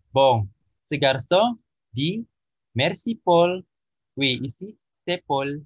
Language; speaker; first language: French; non-native, learner; Indonesian